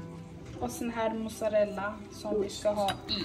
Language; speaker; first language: Swedish; non-native, fluent; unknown